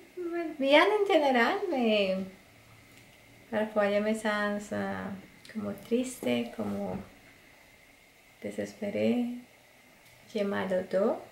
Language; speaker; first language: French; non-native, learner; Spanish